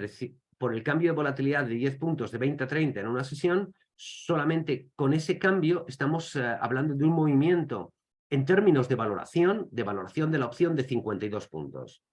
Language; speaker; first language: Spanish; native; Spanish